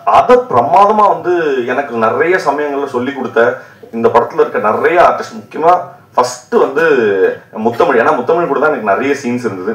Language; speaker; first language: Tamil; native; Tamil